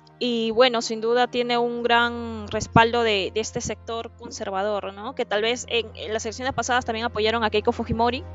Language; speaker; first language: Spanish; native; Spanish